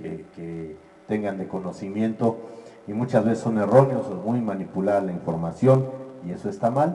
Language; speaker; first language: Spanish; native; Spanish